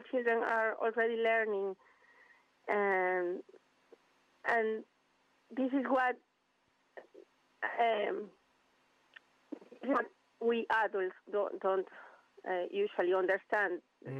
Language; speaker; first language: English; non-native, fluent; Spanish